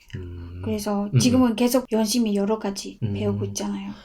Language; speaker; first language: Korean; non-native, learner; Vietnamese